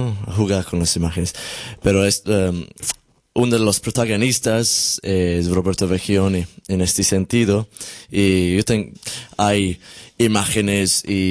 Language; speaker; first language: Spanish; non-native, learner; English